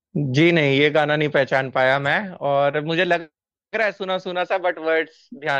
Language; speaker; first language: Hindi; native; Hindi